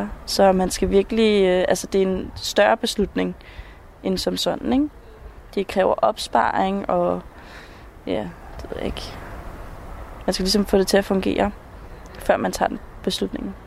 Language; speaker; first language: Danish; native; Danish